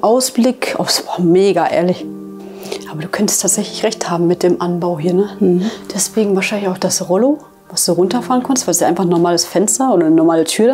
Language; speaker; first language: German; native; German